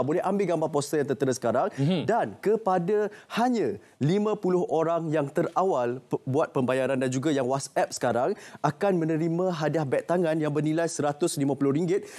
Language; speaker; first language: Malay; native; Malay